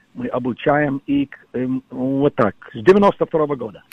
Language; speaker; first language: Russian; non-native, fluent; English